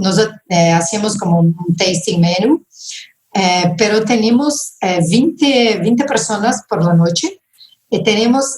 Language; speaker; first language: Spanish; non-native, fluent; Portuguese